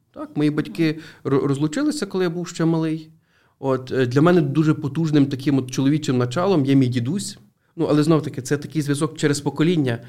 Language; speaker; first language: Ukrainian; native; Ukrainian